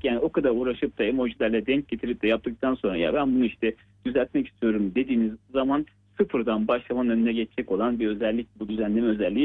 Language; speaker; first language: Turkish; native; Turkish